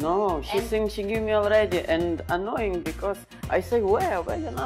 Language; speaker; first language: English; non-native, learner; Ukrainian